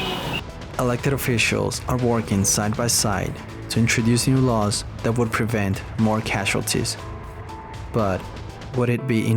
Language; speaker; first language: English; native; English